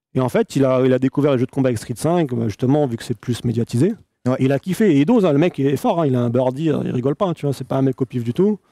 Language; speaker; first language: French; native; French